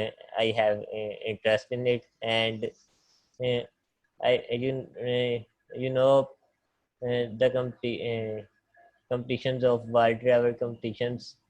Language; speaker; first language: English; non-native, learner; Punjabi